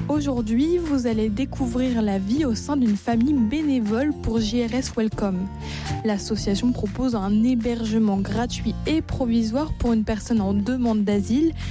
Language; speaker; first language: French; native; French